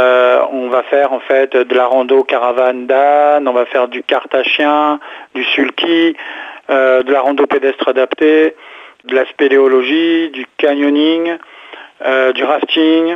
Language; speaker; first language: French; native; French